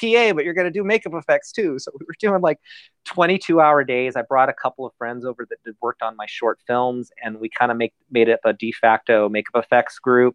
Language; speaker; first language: English; native; English